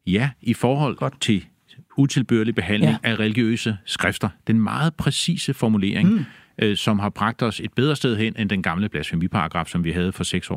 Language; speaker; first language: Danish; native; Danish